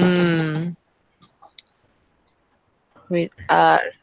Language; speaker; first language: English; non-native, learner; Spanish